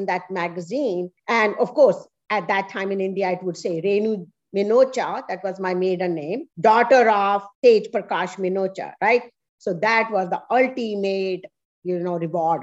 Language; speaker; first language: English; non-native, local second language; Punjabi